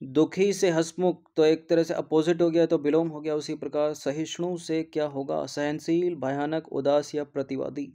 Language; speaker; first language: Hindi; native; Hindi